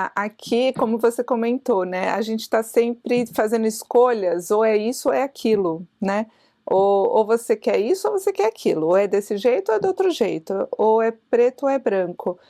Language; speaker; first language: Portuguese; native; Portuguese